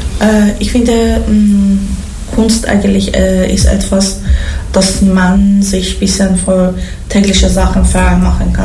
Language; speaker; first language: German; non-native, learner; Persian